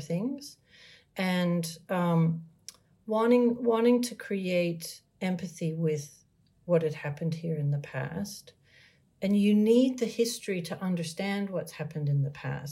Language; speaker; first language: English; native; English